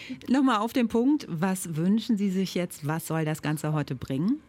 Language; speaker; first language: German; native; German